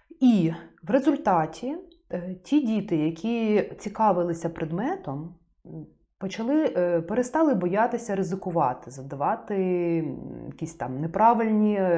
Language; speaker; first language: Ukrainian; native; Ukrainian